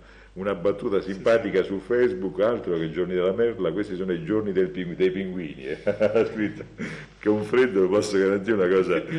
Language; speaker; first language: Italian; native; Italian